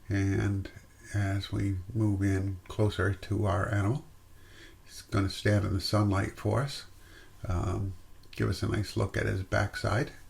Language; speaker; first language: English; native; English